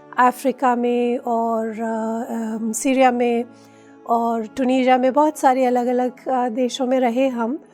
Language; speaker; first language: Hindi; native; Hindi